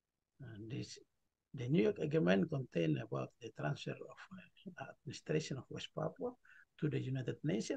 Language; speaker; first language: English; non-native, learner; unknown